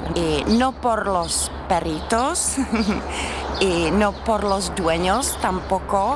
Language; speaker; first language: Spanish; non-native, learner; Czech